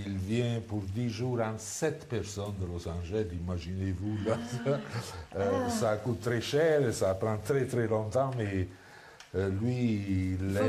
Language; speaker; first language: French; non-native, fluent; Italian